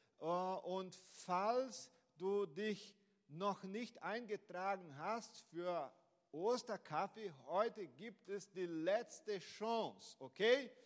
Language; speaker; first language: German; non-native, fluent; Portuguese